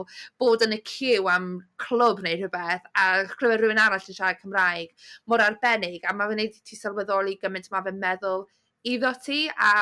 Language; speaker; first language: Welsh; native; Welsh